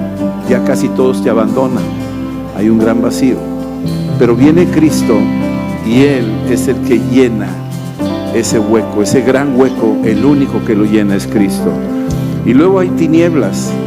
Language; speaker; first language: Spanish; native; Spanish